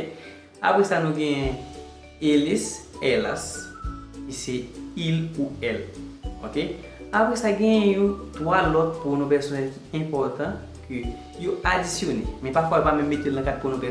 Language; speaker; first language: French; non-native, learner; Haitian Creole